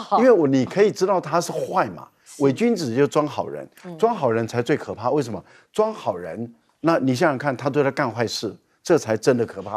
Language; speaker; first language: Chinese; native; Chinese